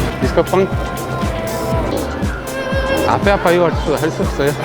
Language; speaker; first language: Korean; non-native, learner; French